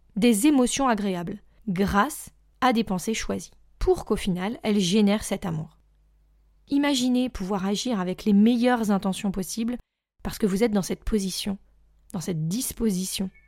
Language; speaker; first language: French; native; French